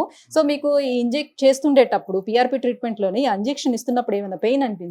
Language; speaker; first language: Telugu; native; Telugu